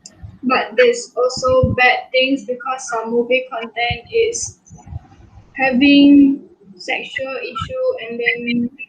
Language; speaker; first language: English; non-native, local second language; Malay